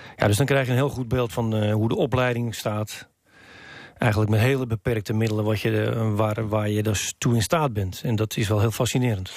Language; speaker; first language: Dutch; native; Dutch